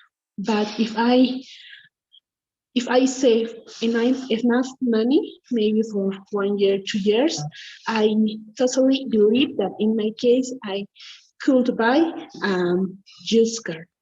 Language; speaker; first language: English; non-native, learner; Spanish